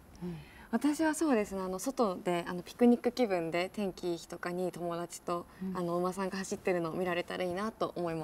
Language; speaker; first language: Japanese; native; Japanese